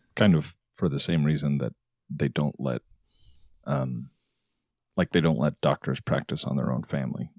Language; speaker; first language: English; native; English